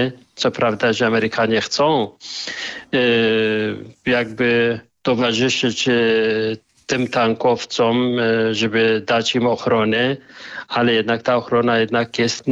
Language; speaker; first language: Polish; non-native, fluent; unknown